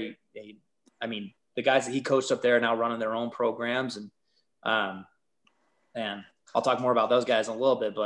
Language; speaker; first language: English; native; English